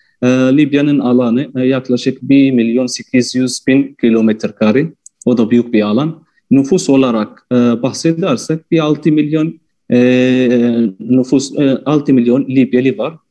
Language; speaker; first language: Turkish; non-native, fluent; Arabic